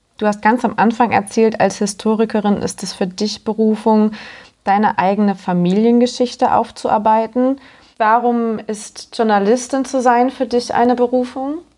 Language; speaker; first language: German; native; German